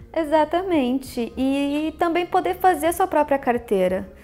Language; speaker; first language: Portuguese; native; Portuguese